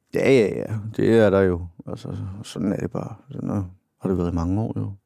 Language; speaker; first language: Danish; native; Danish